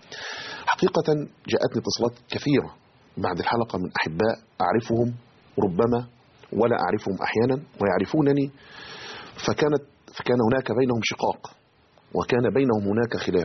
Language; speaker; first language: Arabic; native; Arabic